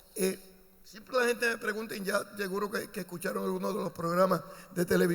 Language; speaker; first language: Spanish; native; Spanish